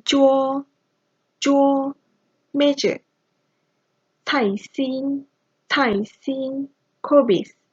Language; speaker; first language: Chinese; non-native, local second language; Malay